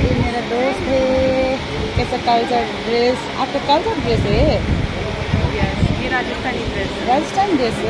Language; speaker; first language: Hindi; non-native, learner; Nepali